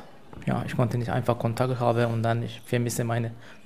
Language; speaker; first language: German; non-native, learner; Persian